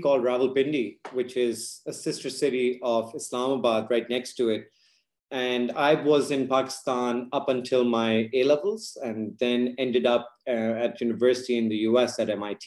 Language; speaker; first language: English; non-native, local second language; Urdu